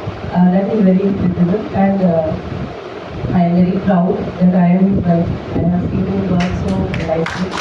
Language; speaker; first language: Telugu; non-native, fluent; Hindi